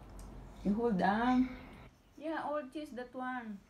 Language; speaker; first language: English; non-native, learner; Filipino